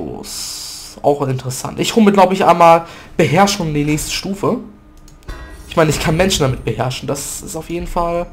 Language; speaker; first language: German; native; German